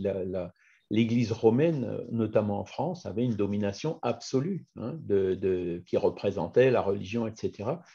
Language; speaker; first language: French; native; French